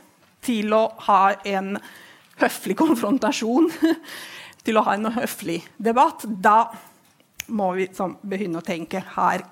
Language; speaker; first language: Norwegian; non-native, fluent; Italian